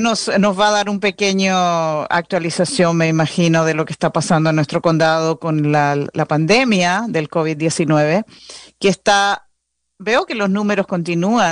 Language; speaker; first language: Spanish; native; Spanish